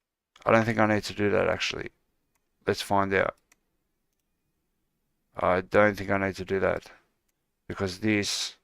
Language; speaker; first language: English; native; English